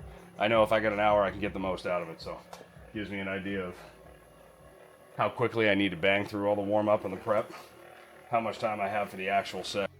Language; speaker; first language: English; native; English